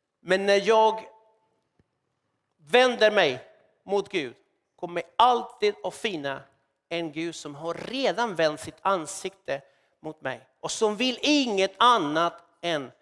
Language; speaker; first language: Swedish; non-native, fluent; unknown